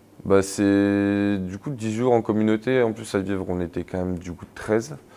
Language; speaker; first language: French; native; French